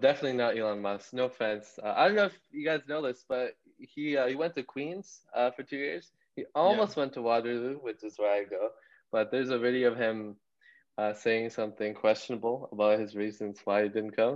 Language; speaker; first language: English; native; English